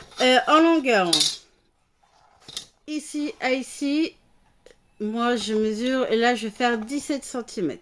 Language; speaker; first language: French; native; French